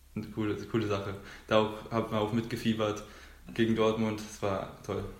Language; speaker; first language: German; native; German